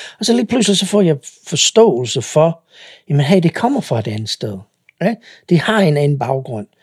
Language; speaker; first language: Danish; non-native, fluent; English